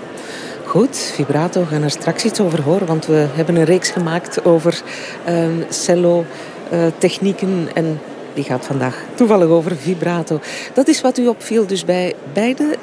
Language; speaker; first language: Dutch; native; Dutch